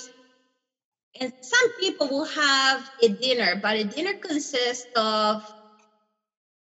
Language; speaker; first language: English; non-native, fluent; Spanish